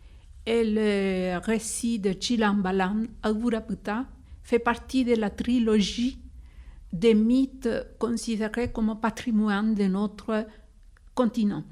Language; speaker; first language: French; non-native, fluent; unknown